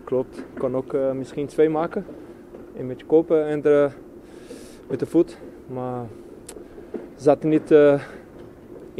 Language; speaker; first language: Dutch; non-native, fluent; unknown